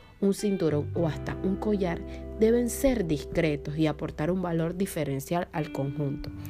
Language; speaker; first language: Spanish; native; Spanish